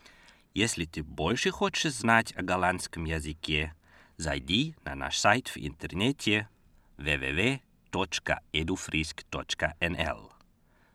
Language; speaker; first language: Russian; non-native, fluent; Dutch